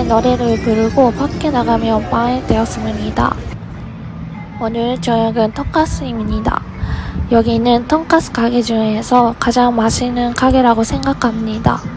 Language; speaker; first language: Korean; non-native, learner; Japanese